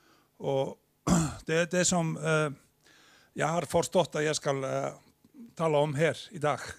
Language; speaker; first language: Swedish; non-native, fluent; Icelandic